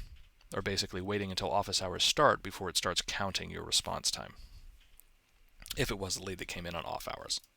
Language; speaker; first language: English; native; English